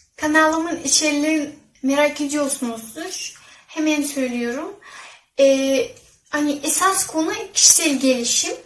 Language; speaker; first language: Turkish; non-native, fluent; Kazakh